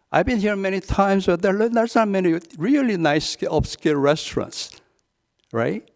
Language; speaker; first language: English; non-native, fluent; Korean